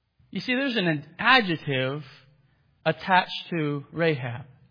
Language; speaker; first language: English; native; English